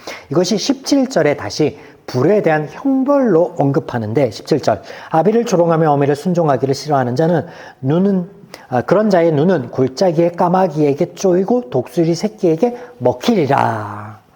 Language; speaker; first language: Korean; native; Korean